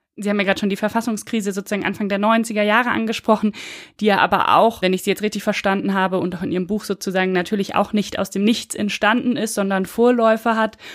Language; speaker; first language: German; native; German